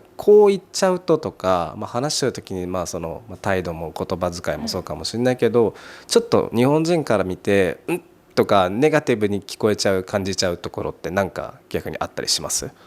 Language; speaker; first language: Japanese; native; Japanese